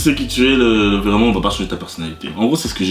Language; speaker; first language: French; native; French